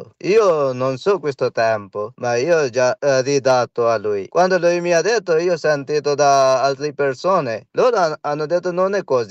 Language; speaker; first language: Italian; non-native, learner; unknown